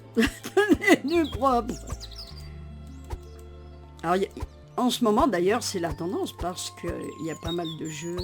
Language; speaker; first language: French; native; French